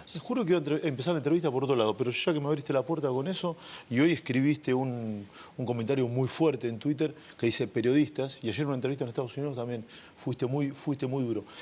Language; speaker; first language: Spanish; native; Spanish